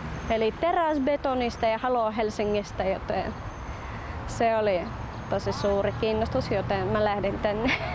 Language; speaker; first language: Finnish; non-native, fluent; Russian